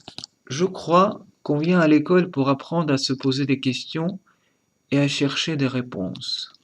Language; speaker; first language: French; non-native, learner; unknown